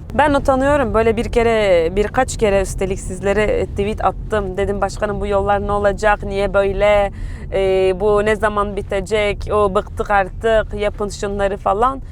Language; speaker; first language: Turkish; native; Turkish